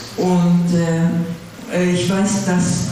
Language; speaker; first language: German; non-native, fluent; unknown